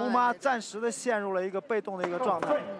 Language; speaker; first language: Chinese; native; Chinese